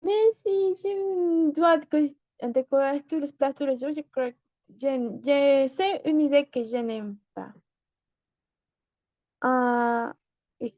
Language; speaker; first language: French; non-native, learner; Spanish